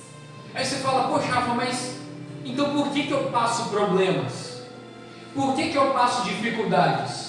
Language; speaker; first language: Portuguese; native; Portuguese